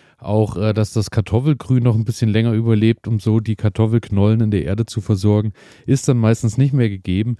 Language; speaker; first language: German; native; German